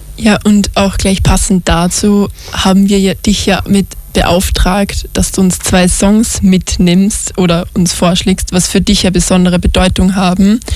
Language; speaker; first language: German; native; German